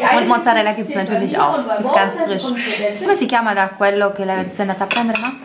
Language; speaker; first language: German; early bilingual, other home language; Italian